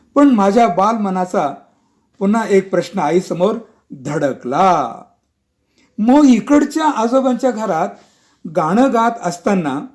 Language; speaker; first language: Marathi; non-native, local second language; Kannada